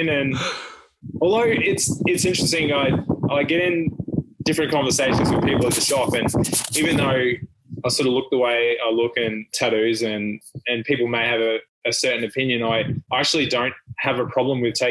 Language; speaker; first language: English; native; English